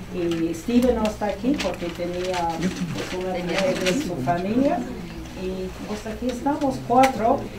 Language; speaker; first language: Spanish; non-native, fluent; English